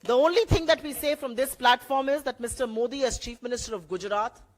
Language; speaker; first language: English; non-native, local second language; Hindi